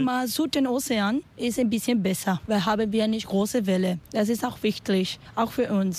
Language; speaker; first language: German; non-native, learner; Spanish